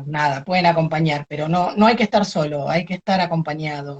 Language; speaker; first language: Spanish; native; Spanish